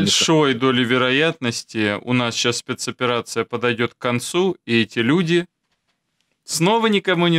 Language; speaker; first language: Russian; native; Russian